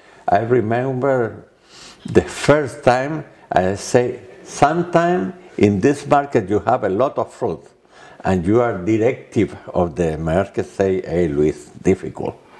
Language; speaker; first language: English; non-native, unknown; Spanish